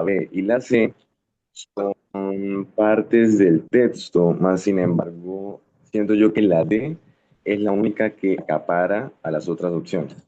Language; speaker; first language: Spanish; native; Spanish